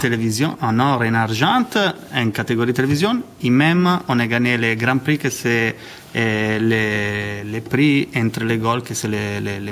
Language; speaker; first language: French; non-native, learner; Italian